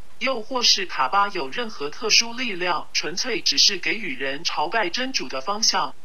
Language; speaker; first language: Chinese; non-native, local second language; Cantonese